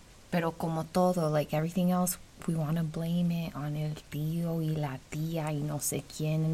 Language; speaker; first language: Spanish; early bilingual, heritage; Spanish